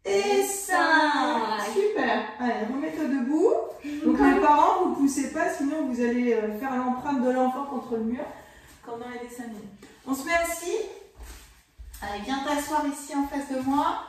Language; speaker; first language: French; native; French